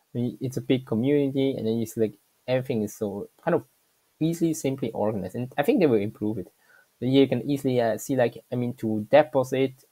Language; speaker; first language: English; non-native, fluent; German